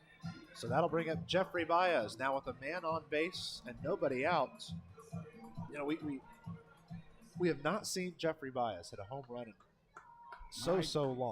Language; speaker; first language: English; native; English